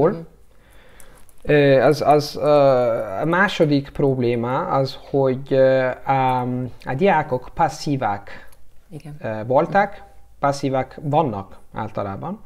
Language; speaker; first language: Hungarian; non-native, learner; Italian